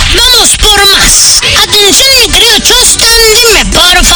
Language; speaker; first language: Spanish; native; Spanish